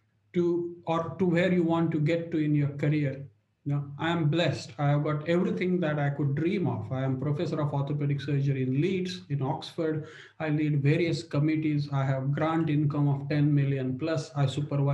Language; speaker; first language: English; non-native, local second language; Marathi